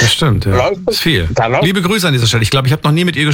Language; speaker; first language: German; native; German